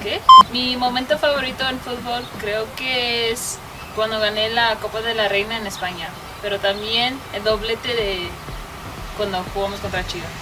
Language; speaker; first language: Spanish; early bilingual, heritage; English